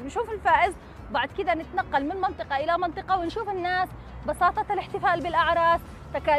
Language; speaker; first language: Arabic; native; Arabic